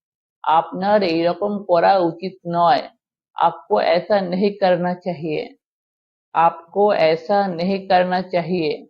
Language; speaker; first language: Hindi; non-native, local second language; Bangla